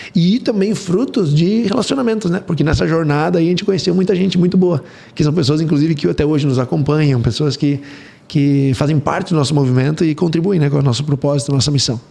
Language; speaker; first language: Portuguese; early bilingual, heritage; Portuguese